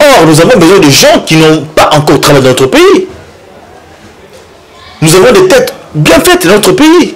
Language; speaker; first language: French; non-native, local second language; Lingala